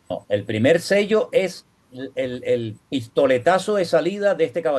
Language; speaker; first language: Spanish; native; Spanish